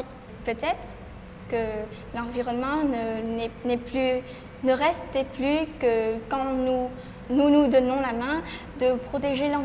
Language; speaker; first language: French; non-native, learner; Vietnamese